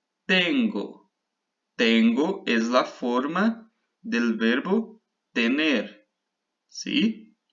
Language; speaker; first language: Spanish; non-native, fluent; Portuguese